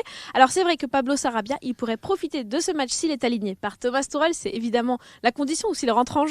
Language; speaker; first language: French; native; French